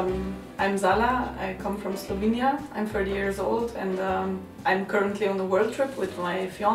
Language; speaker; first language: English; non-native, learner; Slovenian